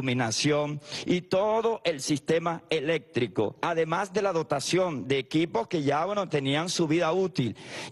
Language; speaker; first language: Spanish; native; Spanish